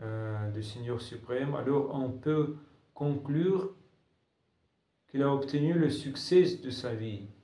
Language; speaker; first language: French; non-native, fluent; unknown